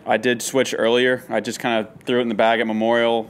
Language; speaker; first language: English; native; English